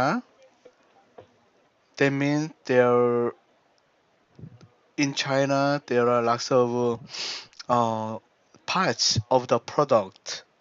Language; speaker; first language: English; non-native, learner; Korean